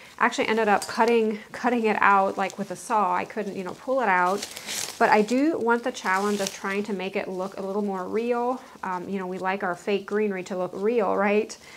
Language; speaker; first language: English; native; English